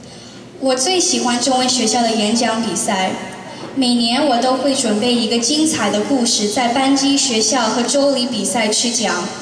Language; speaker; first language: Chinese; early bilingual, heritage; Chinese